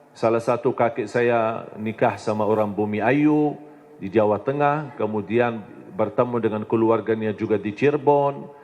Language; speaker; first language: Indonesian; non-native, fluent; Arabic